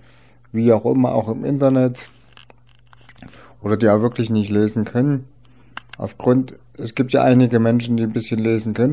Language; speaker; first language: German; native; German